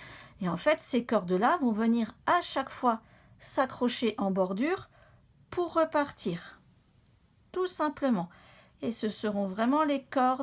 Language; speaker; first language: French; native; French